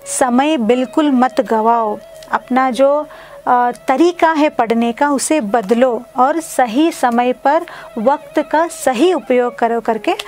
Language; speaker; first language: Hindi; non-native, local second language; Kannada